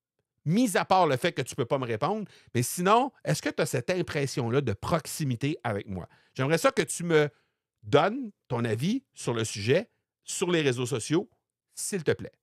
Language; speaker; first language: French; native; French